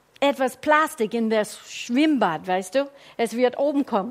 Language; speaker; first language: German; non-native, fluent; English